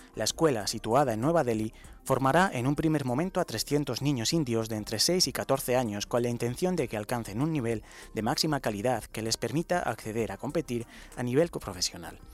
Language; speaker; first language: Spanish; native; Spanish